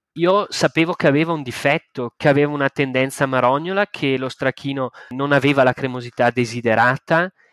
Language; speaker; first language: Italian; native; Italian